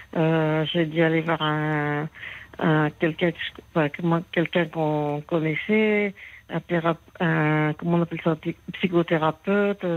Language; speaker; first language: French; native; French